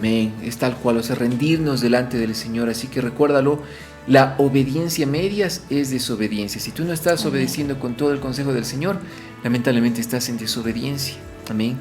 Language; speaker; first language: Spanish; native; Spanish